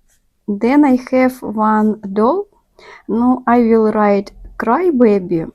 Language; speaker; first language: English; non-native, learner; Russian